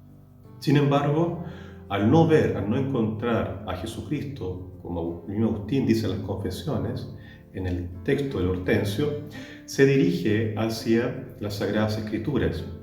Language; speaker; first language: Spanish; native; Spanish